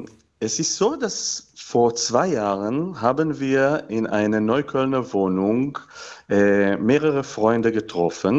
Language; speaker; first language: German; non-native, fluent; Hebrew